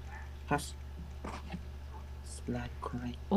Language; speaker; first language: English; non-native, learner; Vietnamese